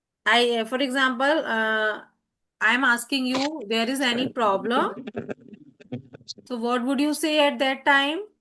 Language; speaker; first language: English; non-native, learner; Hindi